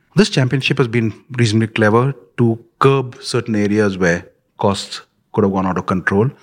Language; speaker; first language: English; non-native, local second language; Punjabi